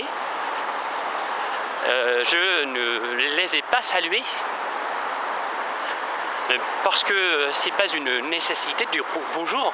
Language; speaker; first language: French; non-native, fluent; Russian